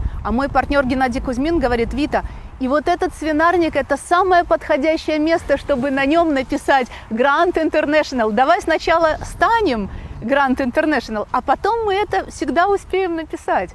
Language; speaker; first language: Russian; native; Russian